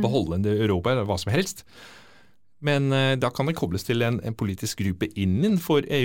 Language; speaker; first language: Norwegian; non-native, fluent; Dutch